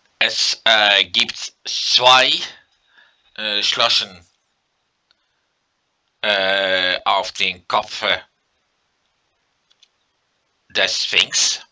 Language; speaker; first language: German; non-native, learner; Dutch